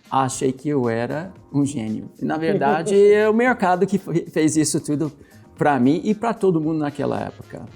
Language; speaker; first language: Portuguese; non-native, fluent; English